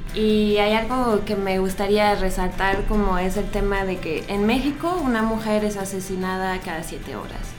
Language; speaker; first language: Spanish; non-native, fluent; French